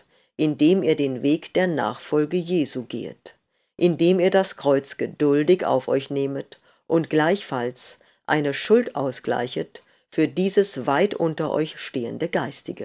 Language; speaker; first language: German; native; German